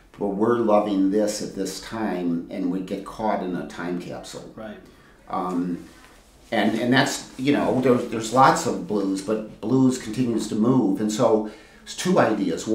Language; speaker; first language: English; native; English